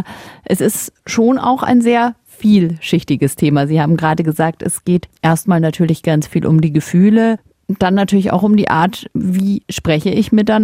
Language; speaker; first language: German; native; German